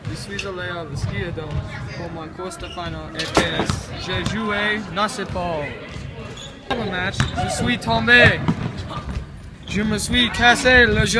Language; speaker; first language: French; non-native, learner; English